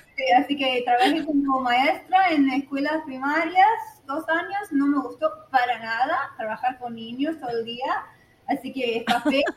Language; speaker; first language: Spanish; non-native, fluent; English